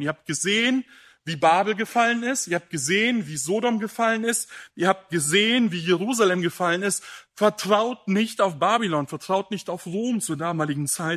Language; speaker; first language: German; native; German